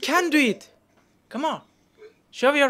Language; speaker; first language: English; non-native, learner; Turkish